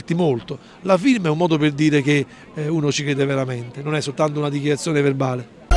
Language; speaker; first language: Italian; native; Italian